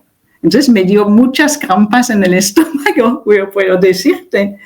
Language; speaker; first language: Spanish; non-native, fluent; French